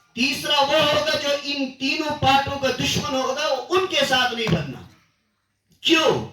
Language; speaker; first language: Urdu; non-native, local second language; Kashmiri